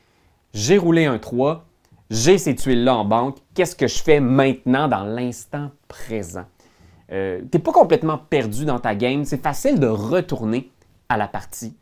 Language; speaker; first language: French; native; French